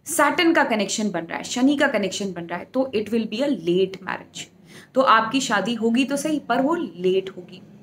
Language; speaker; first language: Hindi; native; Hindi